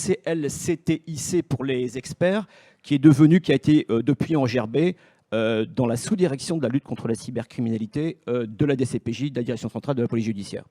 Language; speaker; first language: French; native; French